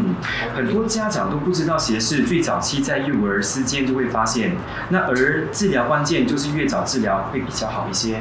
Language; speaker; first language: Chinese; native; Chinese